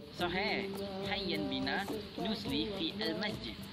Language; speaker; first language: Arabic; non-native, learner; Malay